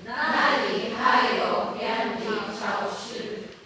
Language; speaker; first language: Chinese; non-native, learner; Filipino